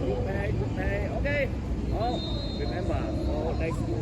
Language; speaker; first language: English; non-native, fluent; Cantonese